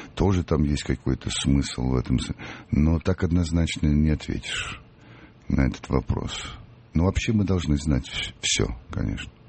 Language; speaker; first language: Russian; native; Russian